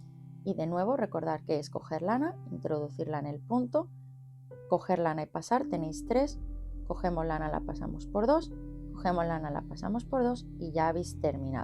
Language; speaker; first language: Spanish; native; Spanish